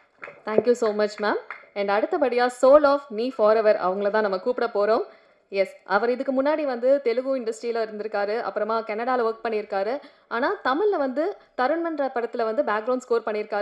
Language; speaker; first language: Tamil; native; Tamil